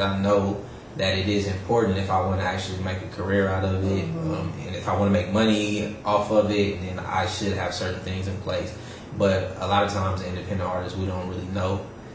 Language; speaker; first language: English; native; English